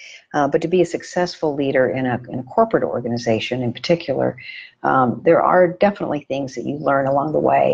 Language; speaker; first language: English; native; English